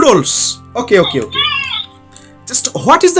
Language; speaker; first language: English; non-native, learner; Bangla